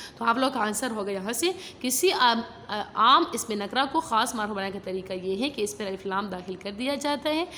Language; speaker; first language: Urdu; non-native, local second language; Pashto